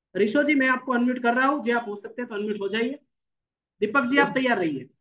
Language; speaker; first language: Hindi; non-native, local second language; Gujarati